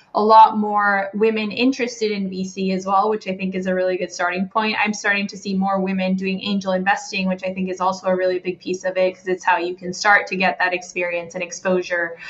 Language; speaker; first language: English; non-native, fluent; Spanish